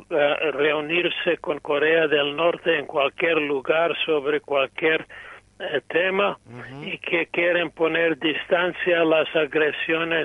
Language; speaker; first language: Spanish; non-native, fluent; English